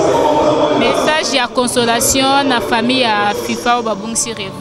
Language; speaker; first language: French; non-native, local second language; Lingala